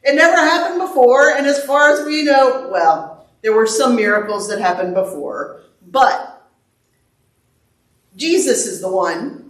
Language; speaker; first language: English; native; English